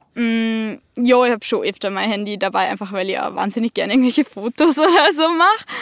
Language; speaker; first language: German; native; German